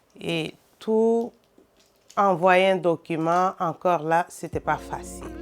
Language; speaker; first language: French; non-native, local second language; Lingala